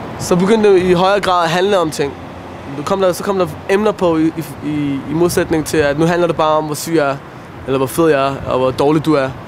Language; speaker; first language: Danish; early bilingual, other home language; Persian